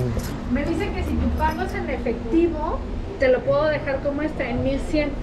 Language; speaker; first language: Spanish; native; Spanish